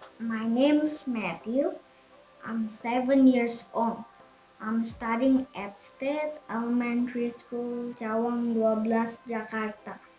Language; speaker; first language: English; non-native, learner; Indonesian